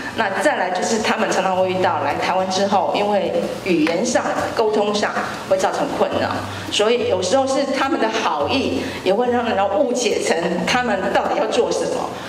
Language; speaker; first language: Chinese; native; Chinese